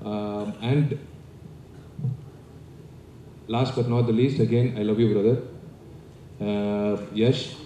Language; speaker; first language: Tamil; native; Tamil